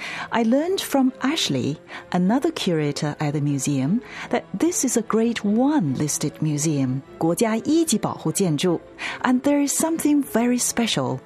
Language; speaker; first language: English; non-native, fluent; Chinese